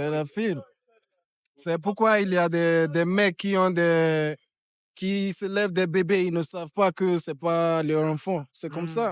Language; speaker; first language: French; non-native, fluent; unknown